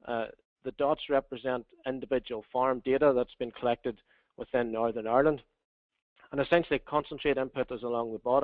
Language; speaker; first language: English; native; English